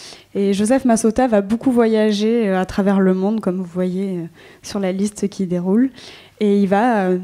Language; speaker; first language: French; native; French